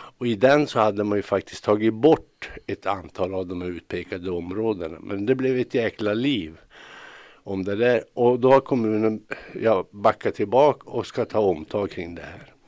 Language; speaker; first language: Swedish; native; Swedish